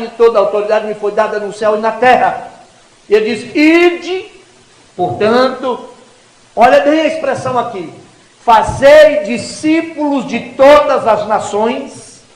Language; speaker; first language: Portuguese; native; Portuguese